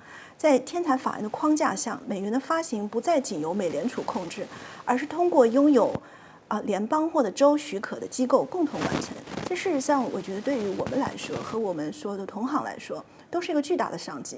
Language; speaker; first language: Chinese; native; Chinese